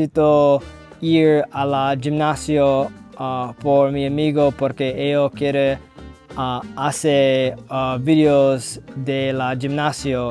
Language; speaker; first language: Spanish; non-native, learner; English